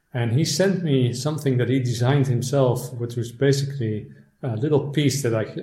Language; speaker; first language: English; non-native, fluent; Dutch